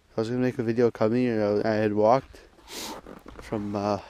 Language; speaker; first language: English; native; English